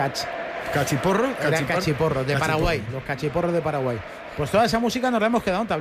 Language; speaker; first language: Spanish; native; Spanish